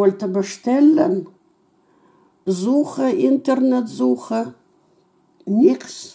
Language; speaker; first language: German; non-native, fluent; Russian